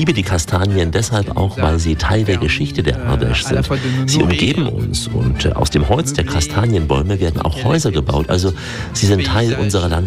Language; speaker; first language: German; native; German